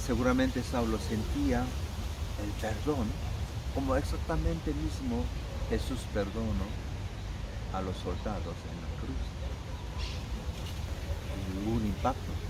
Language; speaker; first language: Spanish; non-native, learner; Korean